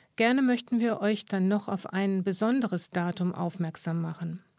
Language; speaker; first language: German; native; German